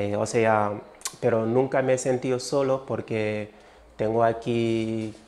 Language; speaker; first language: Spanish; non-native, fluent; Wolof